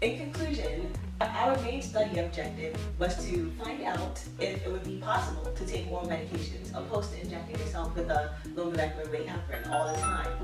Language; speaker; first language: English; native; English